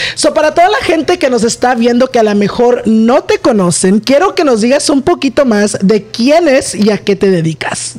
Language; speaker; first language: Spanish; early bilingual, heritage; Spanish